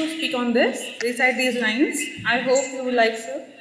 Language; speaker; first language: English; non-native, local second language; Punjabi